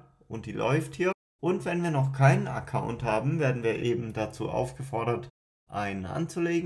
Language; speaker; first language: German; native; German